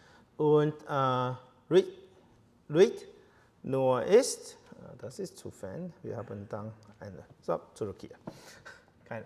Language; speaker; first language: German; non-native, learner; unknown